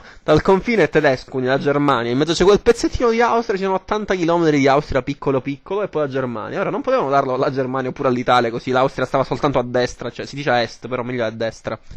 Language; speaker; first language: Italian; native; Italian